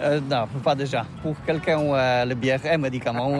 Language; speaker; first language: French; non-native, learner; Polish